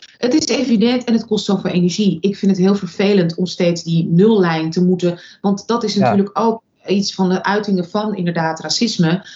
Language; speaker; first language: Dutch; early bilingual, other home language; Russian